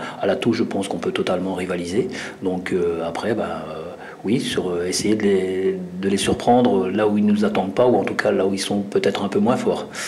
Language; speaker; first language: French; native; French